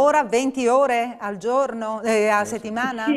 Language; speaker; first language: Italian; native; Italian